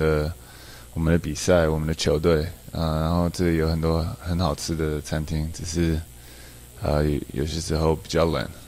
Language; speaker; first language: Chinese; early bilingual, heritage; English